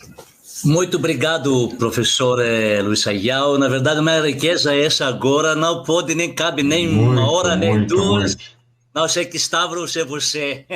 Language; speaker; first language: Portuguese; non-native, fluent; Greek